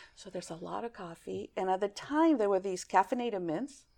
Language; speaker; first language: English; early bilingual, other home language; Greek